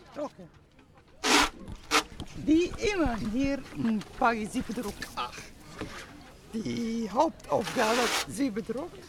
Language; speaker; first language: German; non-native, learner; Arabic